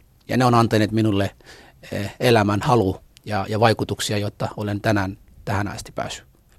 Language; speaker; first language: Finnish; non-native, fluent; Somali